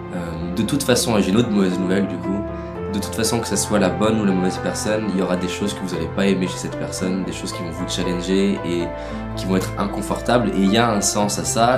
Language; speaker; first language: French; native; French